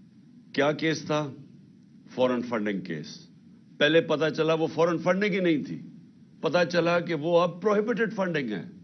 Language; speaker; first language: Urdu; native; Urdu